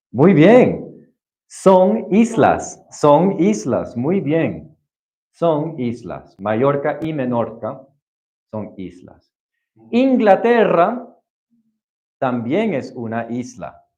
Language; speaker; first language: Spanish; non-native, fluent; English